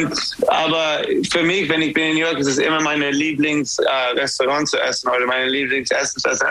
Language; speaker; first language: German; non-native, learner; English